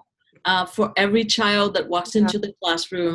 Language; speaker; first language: English; non-native, fluent; Vietnamese